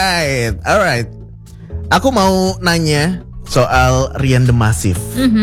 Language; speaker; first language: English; non-native, learner; Indonesian